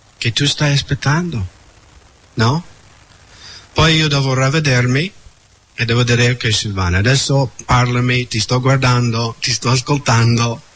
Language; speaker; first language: Italian; non-native, fluent; English